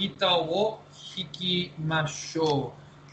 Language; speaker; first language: Japanese; non-native, fluent; Spanish